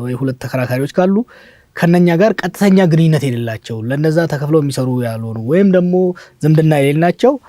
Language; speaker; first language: Amharic; non-native, local second language; Oromo